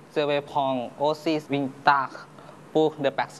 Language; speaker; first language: French; non-native, learner; Thai